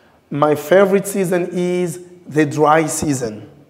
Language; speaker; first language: English; non-native, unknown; Lingala